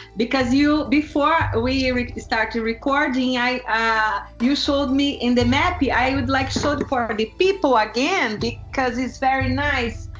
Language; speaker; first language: English; non-native, learner; Portuguese